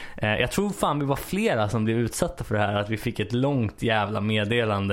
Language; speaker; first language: Swedish; native; Swedish